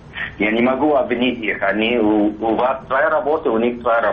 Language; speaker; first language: Russian; non-native, fluent; English